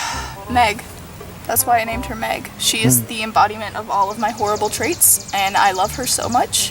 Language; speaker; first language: English; native; English